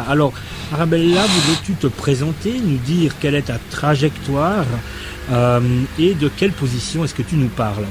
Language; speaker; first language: French; native; French